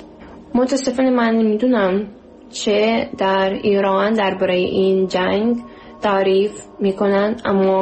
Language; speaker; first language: Persian; non-native, learner; Ukrainian